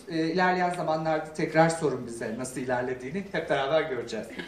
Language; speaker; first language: Turkish; native; Turkish